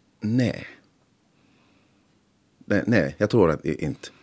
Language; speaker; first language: Swedish; non-native, local second language; Finnish